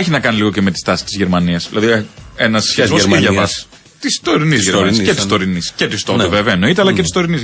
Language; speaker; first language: Greek; native; Greek